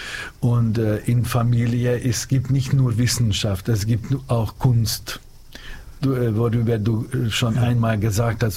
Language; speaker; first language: German; non-native, fluent; Hungarian